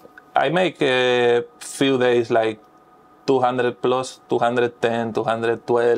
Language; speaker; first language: English; non-native, fluent; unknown